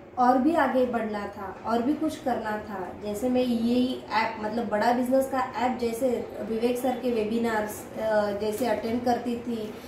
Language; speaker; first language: Hindi; non-native, local second language; Marathi